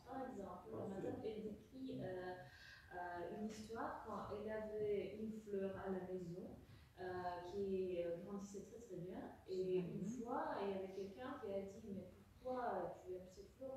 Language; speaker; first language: French; non-native, fluent; Russian